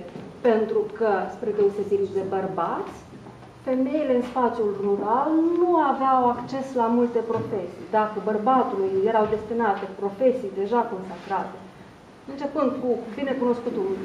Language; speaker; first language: Romanian; native; Romanian